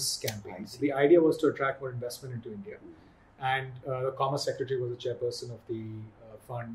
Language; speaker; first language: English; non-native, local second language; Hindi